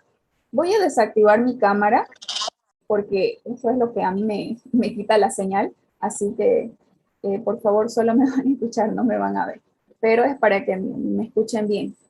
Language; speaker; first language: Spanish; native; Spanish